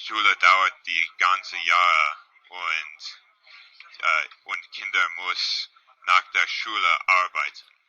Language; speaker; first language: German; non-native, learner; English